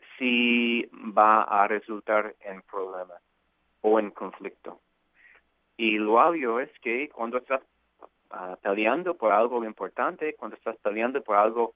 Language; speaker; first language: Spanish; non-native, fluent; English